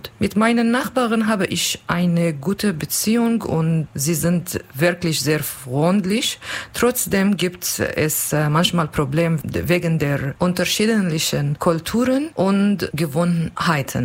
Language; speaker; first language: German; non-native, learner; Kurdish